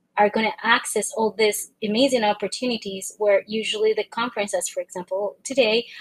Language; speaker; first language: English; non-native, fluent; Spanish